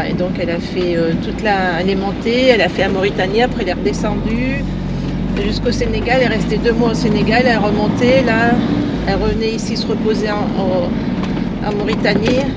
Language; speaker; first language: French; native; French